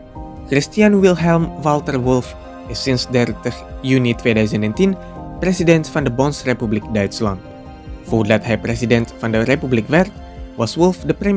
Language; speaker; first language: Dutch; non-native, fluent; Indonesian